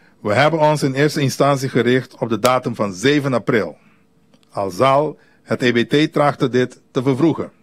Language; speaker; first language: Dutch; native; Dutch